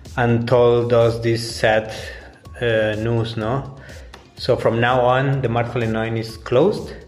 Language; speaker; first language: English; non-native, fluent; Spanish